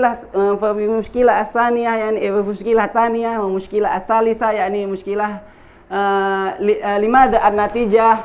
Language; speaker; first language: Arabic; non-native, fluent; Indonesian